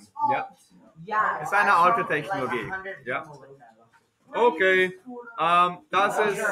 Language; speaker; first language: German; non-native, fluent; English